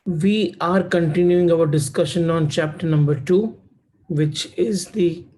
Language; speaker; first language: English; non-native, local second language; Hindi